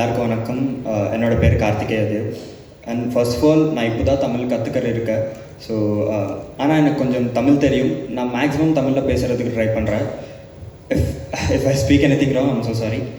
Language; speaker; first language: Tamil; non-native, learner; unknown